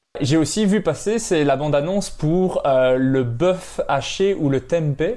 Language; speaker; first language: French; native; French